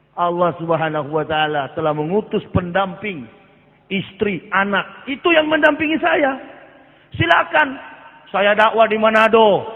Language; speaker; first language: Indonesian; native; Indonesian